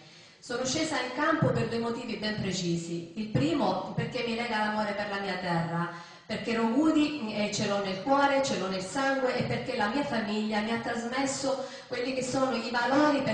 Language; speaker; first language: Italian; native; Italian